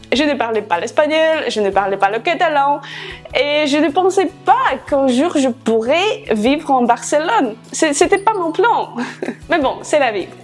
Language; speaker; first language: French; non-native, fluent; Russian